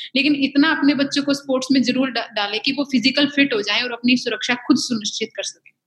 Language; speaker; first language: Hindi; native; Hindi